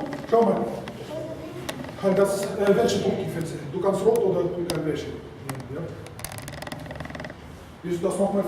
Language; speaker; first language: German; non-native, fluent; Russian